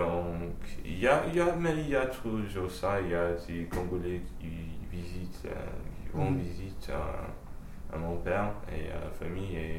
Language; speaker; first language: French; early bilingual, heritage; French